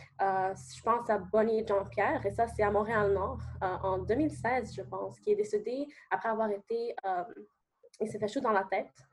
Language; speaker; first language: French; early bilingual, other home language; Arabic